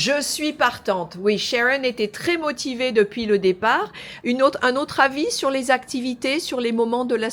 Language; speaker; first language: French; native; French